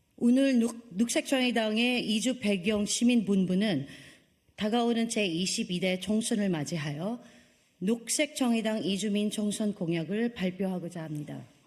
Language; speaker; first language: Korean; non-native, fluent; Filipino